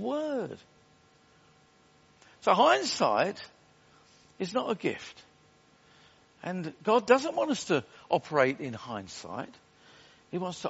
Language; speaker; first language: English; native; English